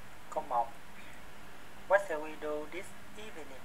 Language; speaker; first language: English; non-native, learner; Vietnamese